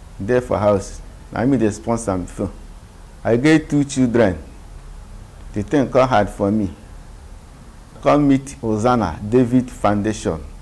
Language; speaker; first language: Nigerian Pidgin; non-native, local second language; Igbo